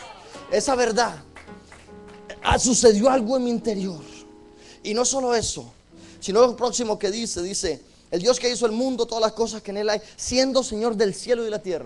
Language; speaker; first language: Spanish; native; Spanish